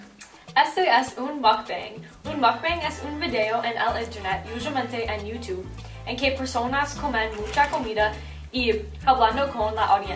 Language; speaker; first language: Spanish; non-native, learner; English